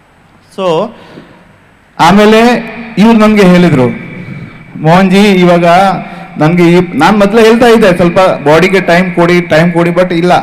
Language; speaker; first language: Kannada; non-native, fluent; Hindi